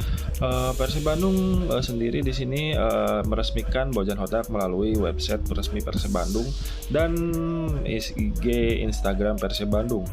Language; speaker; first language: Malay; non-native, local second language; Sundanese